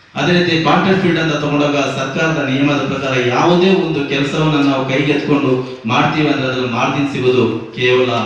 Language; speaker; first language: Kannada; native; Kannada